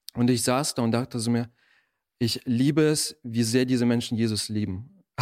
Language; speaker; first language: German; early bilingual, other home language; Russian